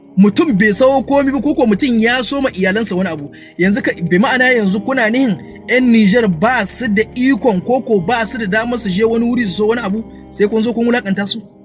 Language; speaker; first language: Hausa; native; Hausa